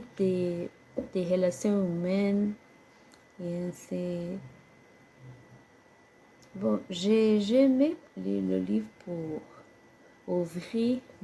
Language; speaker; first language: French; non-native, learner; Portuguese